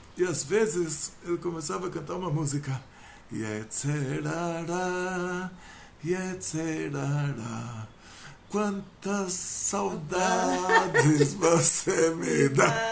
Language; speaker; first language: Portuguese; non-native, fluent; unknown